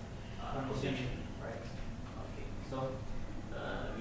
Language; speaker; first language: English; non-native, learner; Indonesian